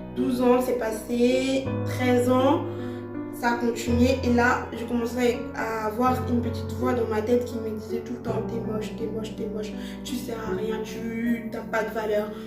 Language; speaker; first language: French; early bilingual, other home language; Lingala